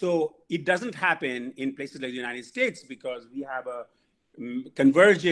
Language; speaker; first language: English; non-native, local second language; Bangla